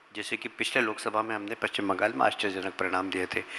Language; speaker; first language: Hindi; native; Hindi